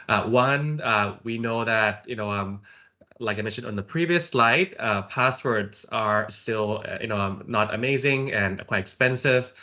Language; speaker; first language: English; non-native, fluent; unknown